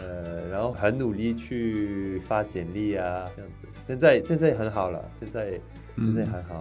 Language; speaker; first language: Chinese; non-native, fluent; French